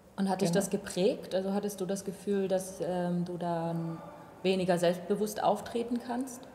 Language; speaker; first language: German; native; German